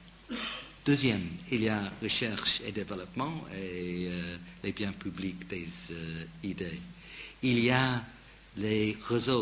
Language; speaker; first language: French; non-native, fluent; English